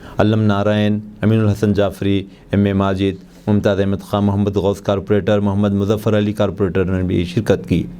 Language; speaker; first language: Urdu; native; Urdu